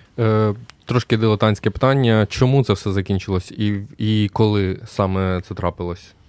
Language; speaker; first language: Ukrainian; native; Ukrainian